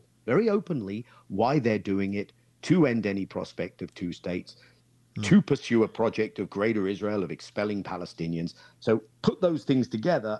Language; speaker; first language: English; native; English